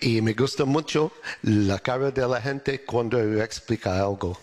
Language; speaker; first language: Spanish; non-native, learner; English